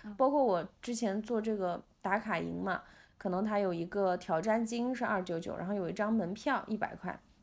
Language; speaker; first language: Chinese; non-native, local second language; Uyghur